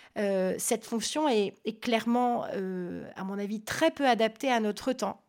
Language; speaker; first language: French; native; French